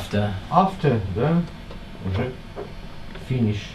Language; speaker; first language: English; non-native, learner; Russian